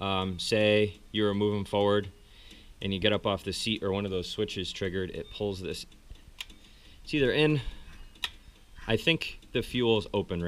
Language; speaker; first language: English; native; English